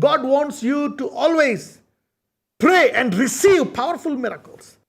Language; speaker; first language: English; non-native, local second language; Telugu